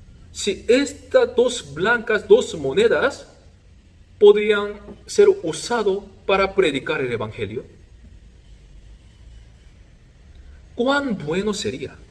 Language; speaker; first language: Spanish; non-native, fluent; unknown